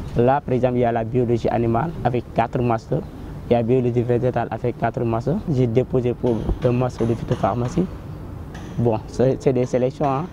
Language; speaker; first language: French; non-native, local second language; Wolof